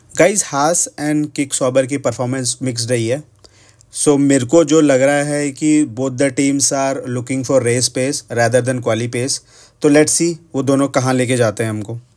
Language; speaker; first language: Hindi; native; Hindi